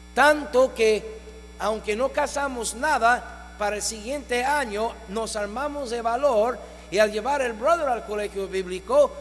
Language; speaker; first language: Spanish; non-native, fluent; English